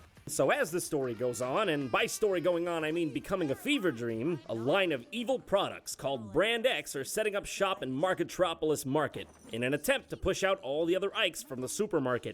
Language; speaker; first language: English; native; English